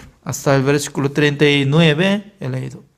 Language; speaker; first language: Spanish; non-native, fluent; Korean